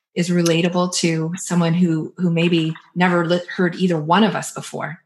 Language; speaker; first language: English; native; English